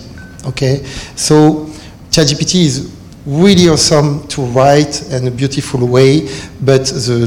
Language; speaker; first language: English; non-native, learner; French